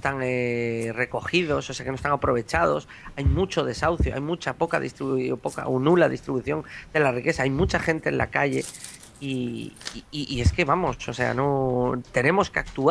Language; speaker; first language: Spanish; native; Spanish